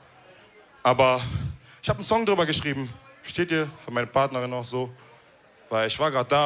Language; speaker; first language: German; early bilingual, other home language; Wolof